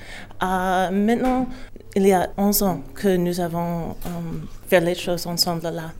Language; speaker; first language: French; non-native, learner; English